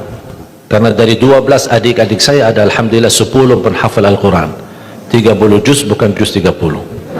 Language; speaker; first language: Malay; non-native, fluent; Arabic